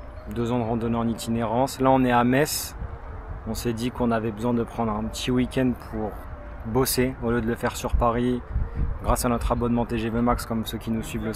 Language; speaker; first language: French; native; French